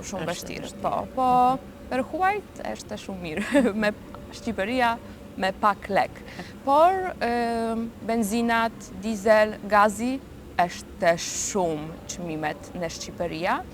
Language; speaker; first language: Albanian; non-native, learner; Polish